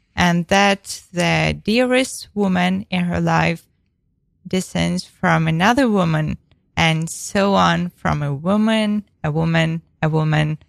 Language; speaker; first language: English; non-native, fluent; Ukrainian